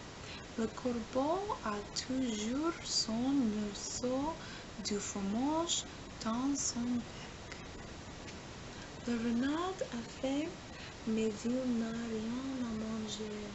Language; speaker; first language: French; non-native, learner; English